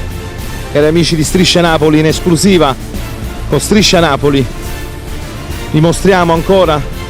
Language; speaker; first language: Italian; native; Italian